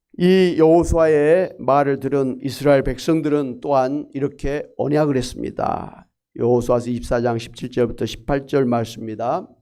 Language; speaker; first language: Korean; native; Korean